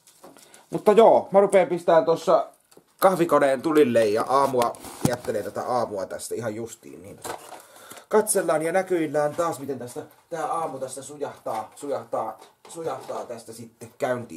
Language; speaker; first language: Finnish; native; Finnish